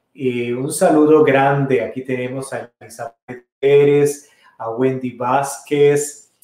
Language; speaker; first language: Spanish; native; Spanish